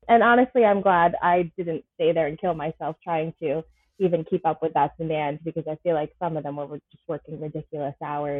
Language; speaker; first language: English; native; English